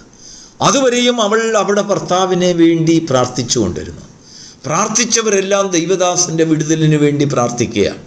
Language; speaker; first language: Malayalam; native; Malayalam